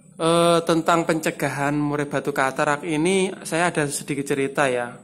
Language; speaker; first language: Indonesian; non-native, local second language; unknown